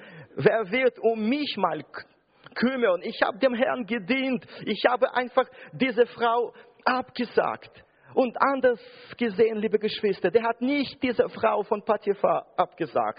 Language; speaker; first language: German; non-native, fluent; Russian